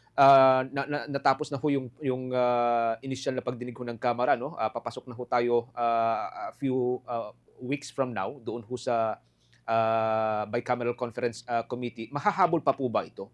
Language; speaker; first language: Filipino; native; Filipino